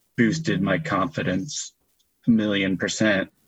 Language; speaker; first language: English; native; English